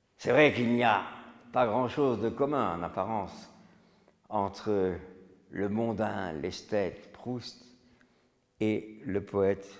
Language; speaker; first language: French; native; French